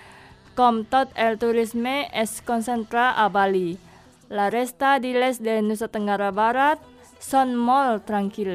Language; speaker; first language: Catalan; non-native, learner; Indonesian